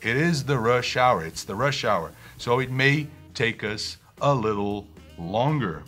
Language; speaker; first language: English; non-native, fluent; Portuguese